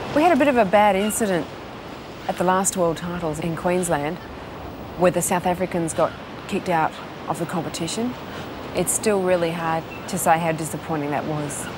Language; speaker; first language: English; native; English